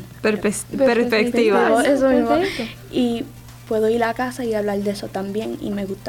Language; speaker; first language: Spanish; early bilingual, other home language; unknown